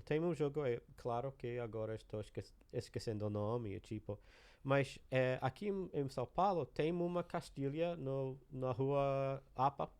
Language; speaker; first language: Portuguese; non-native, learner; English